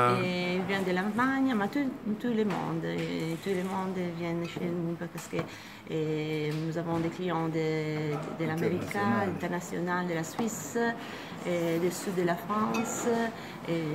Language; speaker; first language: French; non-native, learner; Italian